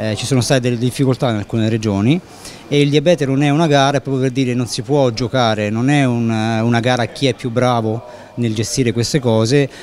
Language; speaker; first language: Italian; native; Italian